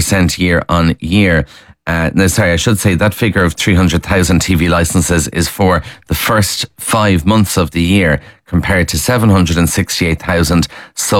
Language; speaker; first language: English; native; English